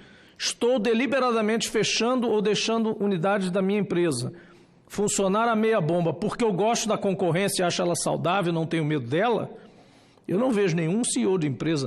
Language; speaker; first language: Portuguese; native; Portuguese